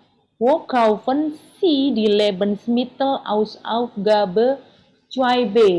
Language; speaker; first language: German; non-native, fluent; Indonesian